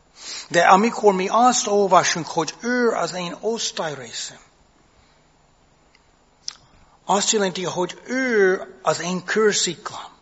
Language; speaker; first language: Hungarian; non-native, fluent; English